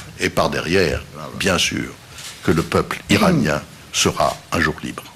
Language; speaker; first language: French; native; French